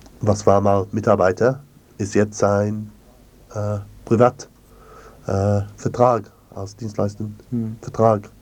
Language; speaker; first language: German; non-native, learner; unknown